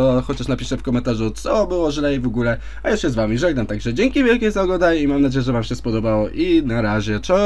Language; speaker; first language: Polish; native; Polish